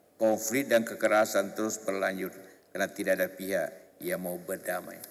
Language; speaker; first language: Indonesian; non-native, local second language; Buginese